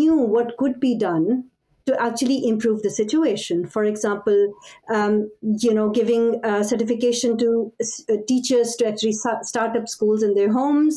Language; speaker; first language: English; non-native, local second language; Pashto